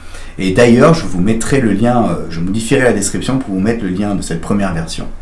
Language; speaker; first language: French; native; French